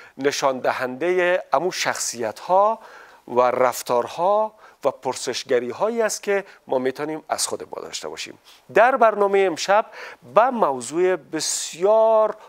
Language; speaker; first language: Persian; native; Persian